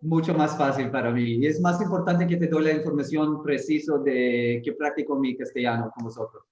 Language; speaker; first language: Spanish; non-native, learner; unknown